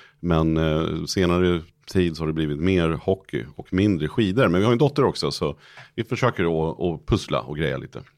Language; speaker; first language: Swedish; native; Swedish